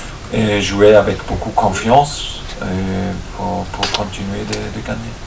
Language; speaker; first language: French; non-native, fluent; German